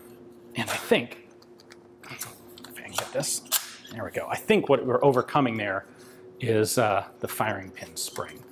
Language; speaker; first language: English; native; English